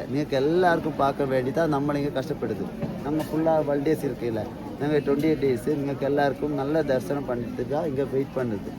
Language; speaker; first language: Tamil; non-native, learner; Malayalam